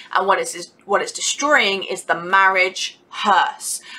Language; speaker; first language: English; native; English